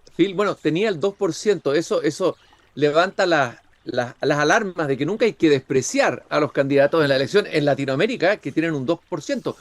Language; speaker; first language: Spanish; native; Spanish